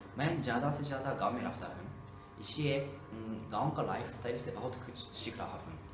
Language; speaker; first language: Hindi; non-native, fluent; Japanese